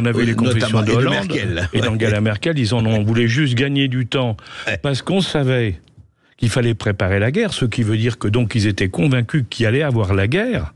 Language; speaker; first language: French; native; French